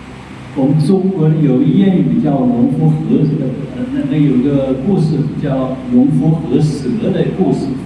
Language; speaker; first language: Chinese; native; Chinese